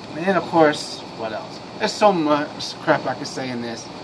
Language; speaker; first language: English; native; English